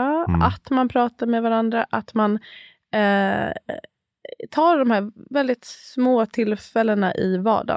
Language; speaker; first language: Swedish; native; Swedish